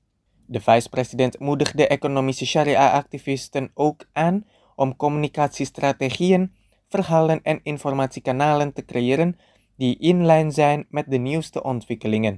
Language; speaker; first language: Dutch; non-native, fluent; Indonesian